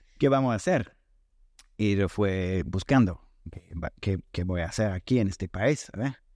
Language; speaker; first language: Spanish; non-native, fluent; French